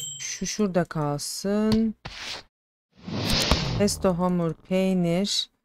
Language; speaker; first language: Turkish; native; Turkish